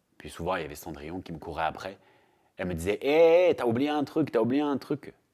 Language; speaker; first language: French; native; French